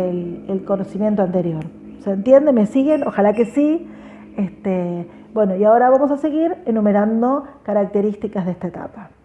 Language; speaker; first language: Spanish; native; Spanish